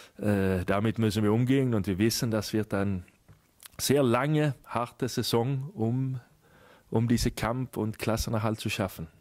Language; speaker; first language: German; non-native, fluent; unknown